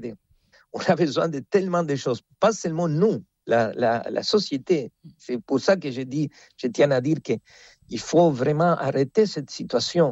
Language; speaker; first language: French; non-native, fluent; Spanish